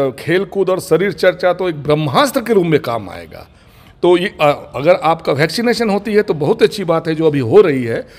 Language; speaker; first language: Hindi; non-native, local second language; Bangla